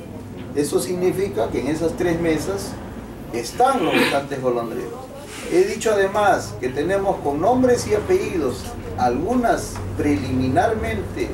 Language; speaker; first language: Spanish; native; Spanish